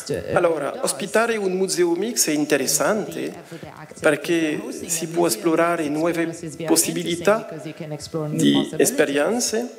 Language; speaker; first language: Italian; non-native, fluent; French